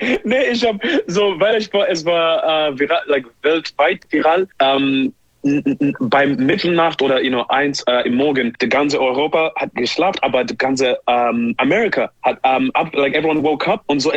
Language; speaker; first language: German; non-native, learner; English